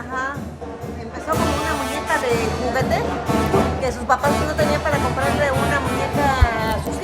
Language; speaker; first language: Spanish; native; Spanish